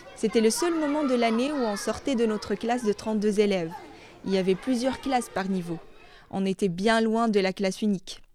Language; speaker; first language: French; non-native, local second language; Arabic